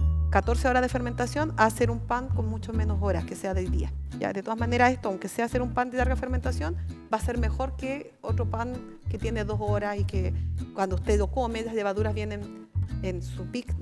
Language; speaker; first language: Spanish; native; Spanish